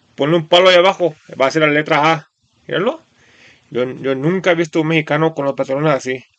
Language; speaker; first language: Spanish; early bilingual, heritage; Spanish